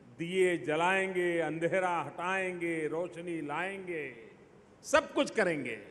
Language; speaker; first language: Hindi; non-native, local second language; Gujarati